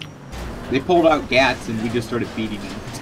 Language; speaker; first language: English; native; English